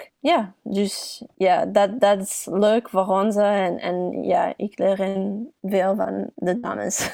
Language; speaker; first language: Dutch; early bilingual, heritage; English